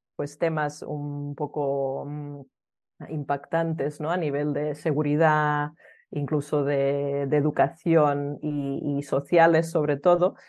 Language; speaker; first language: Spanish; early bilingual, other home language; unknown